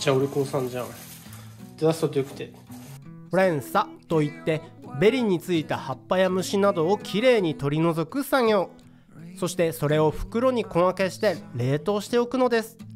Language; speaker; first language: Japanese; native; Japanese